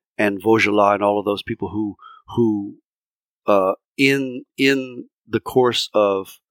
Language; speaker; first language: English; early bilingual, other home language; French